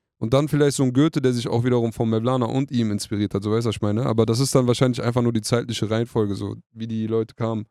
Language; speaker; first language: German; early bilingual, other home language; Turkish